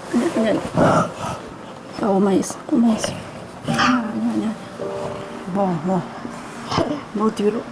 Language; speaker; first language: Korean; non-native, learner; Chinese